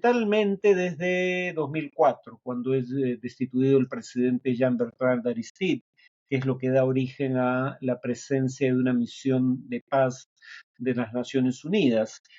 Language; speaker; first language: Spanish; native; Spanish